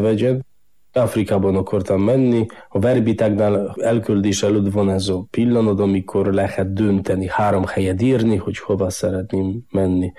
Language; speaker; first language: Hungarian; non-native, fluent; Polish